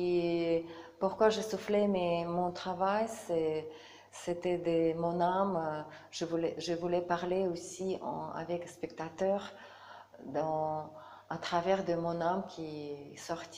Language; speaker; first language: French; non-native, learner; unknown